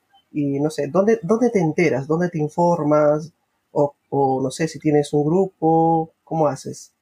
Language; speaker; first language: Spanish; native; Spanish